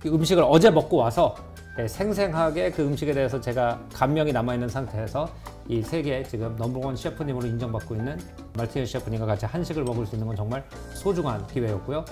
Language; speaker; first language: Korean; native; Korean